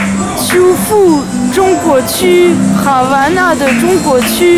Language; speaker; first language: Chinese; non-native, fluent; French